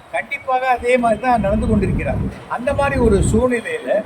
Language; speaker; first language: Tamil; native; Tamil